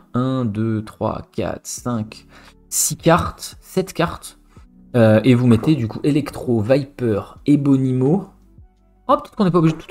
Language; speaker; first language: French; native; French